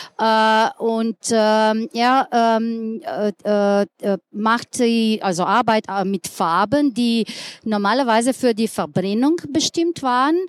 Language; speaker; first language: German; non-native, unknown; Slovenian